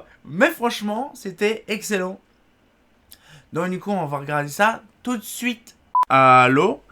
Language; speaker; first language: French; native; French